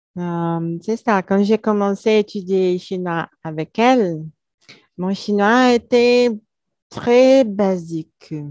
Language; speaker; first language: French; non-native, learner; Portuguese